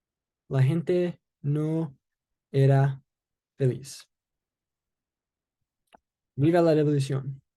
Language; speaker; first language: Spanish; non-native, learner; English